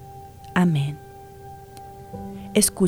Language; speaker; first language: Spanish; native; Spanish